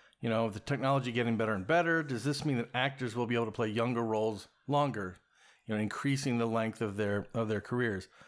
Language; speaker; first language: English; native; English